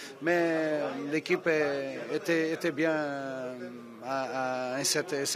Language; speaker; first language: French; non-native, fluent; Portuguese